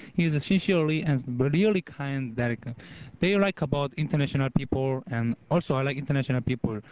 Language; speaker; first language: English; non-native, learner; Korean